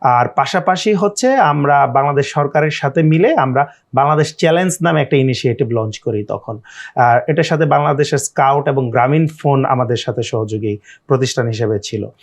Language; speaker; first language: Bangla; native; Bangla